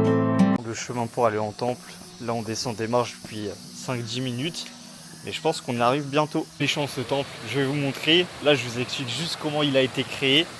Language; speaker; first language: French; native; French